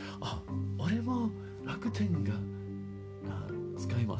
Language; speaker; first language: Japanese; non-native, learner; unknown